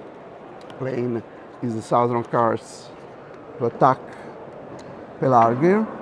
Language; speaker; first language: English; non-native, fluent; Italian